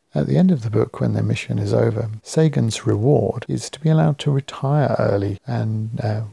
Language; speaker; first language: English; native; English